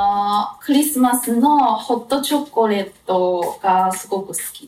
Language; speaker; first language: Japanese; non-native, fluent; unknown